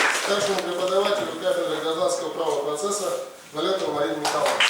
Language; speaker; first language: Russian; native; Russian